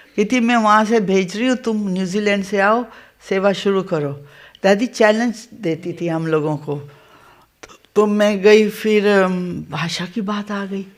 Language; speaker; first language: Hindi; non-native, local second language; Gujarati